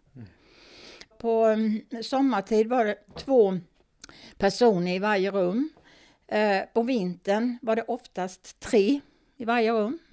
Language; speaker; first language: Swedish; native; Swedish